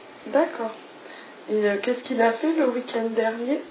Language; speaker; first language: French; non-native, fluent; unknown